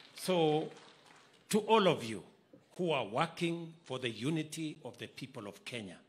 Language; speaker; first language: English; non-native, local second language; Swahili